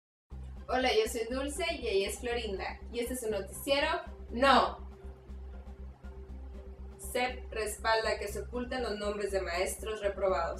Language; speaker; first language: Spanish; native; Spanish